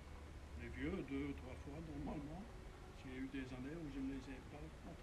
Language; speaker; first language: French; non-native, fluent; Dutch